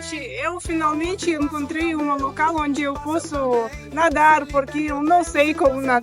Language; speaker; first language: Portuguese; non-native, learner; Russian